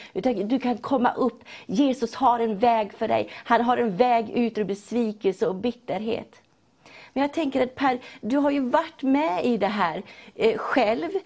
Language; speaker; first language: Swedish; native; Swedish